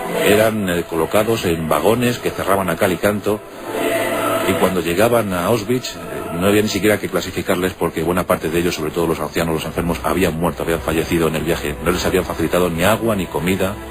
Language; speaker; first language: Spanish; native; Spanish